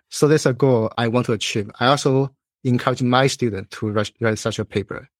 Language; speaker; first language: English; non-native, fluent; Chinese